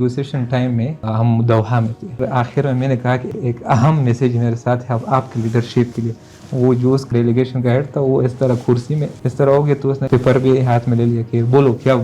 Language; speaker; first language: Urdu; non-native, learner; Pashto